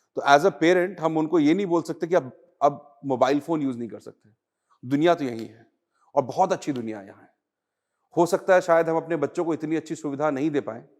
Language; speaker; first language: Hindi; native; Hindi